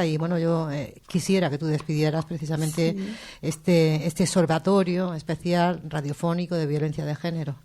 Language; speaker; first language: Spanish; native; Spanish